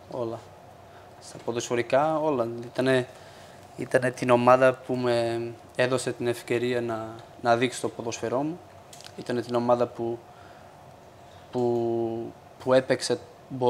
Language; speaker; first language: Greek; non-native, fluent; Portuguese